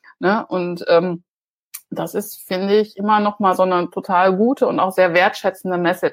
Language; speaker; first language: German; native; German